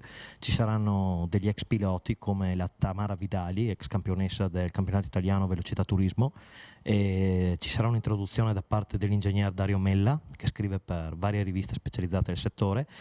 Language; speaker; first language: Italian; native; Italian